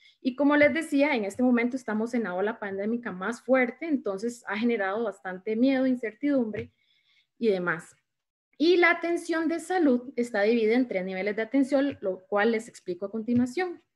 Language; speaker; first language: Spanish; native; Spanish